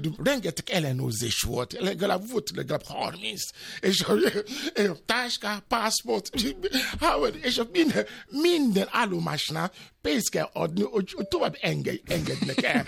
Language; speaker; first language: Hungarian; non-native, learner; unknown